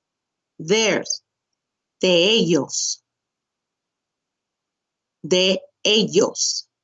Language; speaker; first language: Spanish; non-native, fluent; English